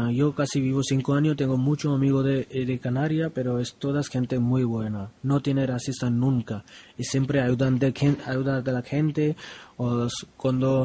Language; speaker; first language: Spanish; non-native, learner; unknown